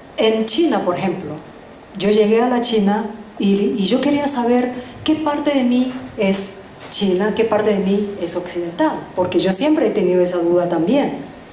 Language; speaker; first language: Spanish; early bilingual, other home language; Chinese